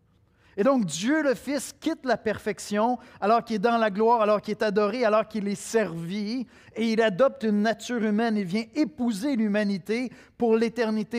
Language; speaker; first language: French; native; French